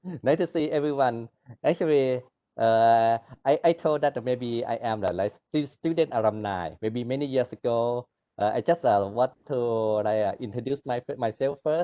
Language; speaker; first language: English; non-native, learner; Thai